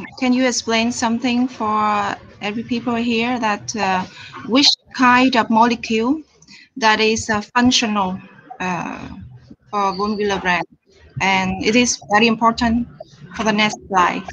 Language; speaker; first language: English; non-native, fluent; Vietnamese